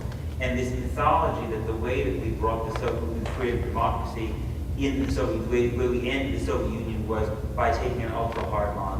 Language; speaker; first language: English; native; English